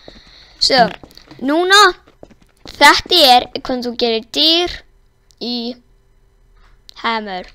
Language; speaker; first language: Icelandic; non-native, learner; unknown